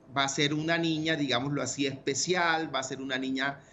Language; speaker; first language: Spanish; native; Spanish